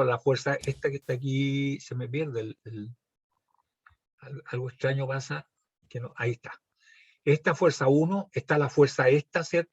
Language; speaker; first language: Spanish; native; Spanish